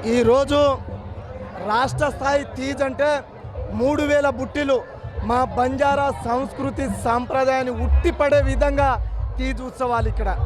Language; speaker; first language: Telugu; non-native, local second language; Lambadi